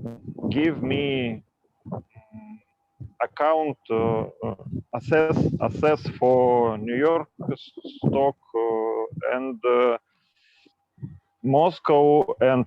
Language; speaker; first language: English; non-native, local second language; Russian